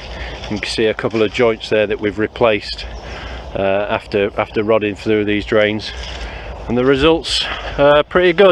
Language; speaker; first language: English; native; English